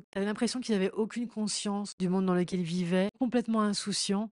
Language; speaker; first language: French; native; French